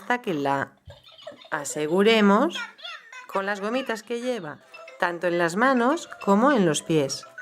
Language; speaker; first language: Spanish; native; Spanish